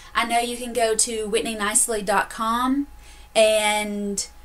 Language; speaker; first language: English; native; English